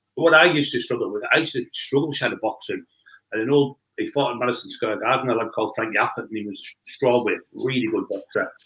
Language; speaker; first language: English; native; English